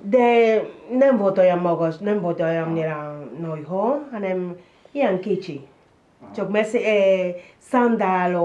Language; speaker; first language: Hungarian; non-native, learner; Spanish